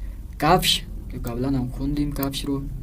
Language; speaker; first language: Persian; non-native, fluent; Urdu